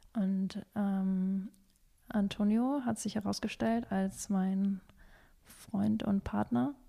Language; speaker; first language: German; early bilingual, other home language; Russian